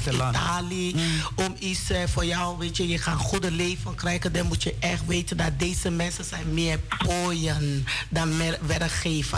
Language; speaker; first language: Dutch; non-native, learner; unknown